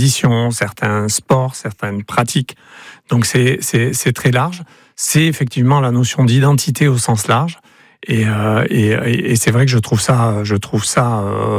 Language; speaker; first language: French; native; French